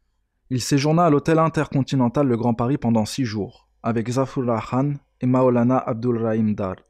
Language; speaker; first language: French; native; French